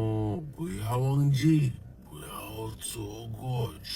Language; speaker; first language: Chinese; non-native, learner; English